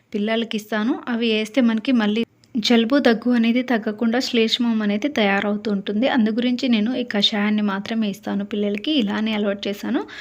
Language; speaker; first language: Telugu; native; Telugu